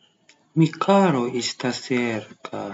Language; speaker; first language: Spanish; non-native, learner; Filipino